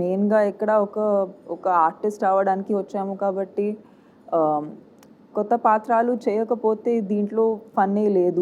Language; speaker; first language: Telugu; non-native, fluent; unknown